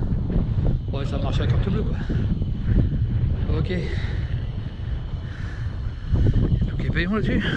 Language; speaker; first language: French; native; French